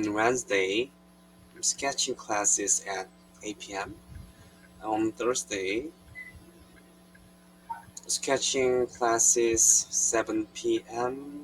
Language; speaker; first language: English; non-native, learner; Korean